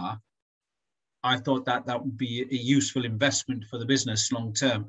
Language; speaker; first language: English; native; English